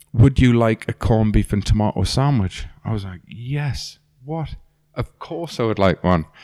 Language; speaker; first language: English; native; English